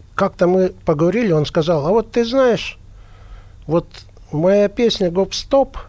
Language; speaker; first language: Russian; native; Russian